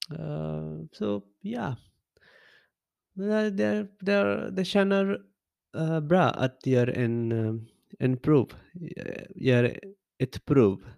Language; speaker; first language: Swedish; non-native, learner; English